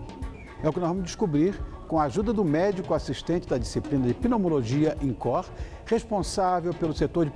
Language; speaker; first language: Portuguese; native; Portuguese